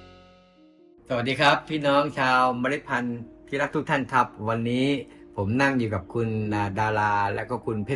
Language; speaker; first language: Thai; native; Thai